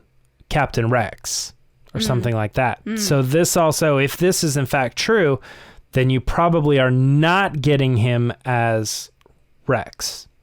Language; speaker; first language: English; native; English